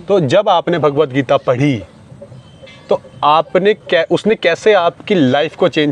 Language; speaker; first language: Hindi; native; Hindi